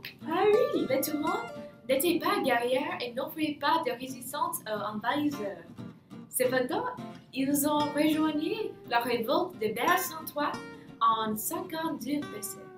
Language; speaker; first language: French; non-native, learner; English